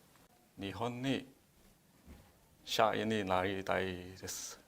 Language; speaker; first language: Japanese; non-native, learner; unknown